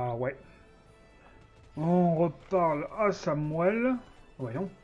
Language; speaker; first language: French; native; French